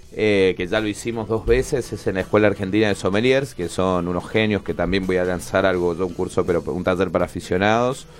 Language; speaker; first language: Spanish; native; Spanish